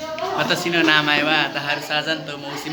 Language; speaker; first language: Japanese; non-native, learner; Nepali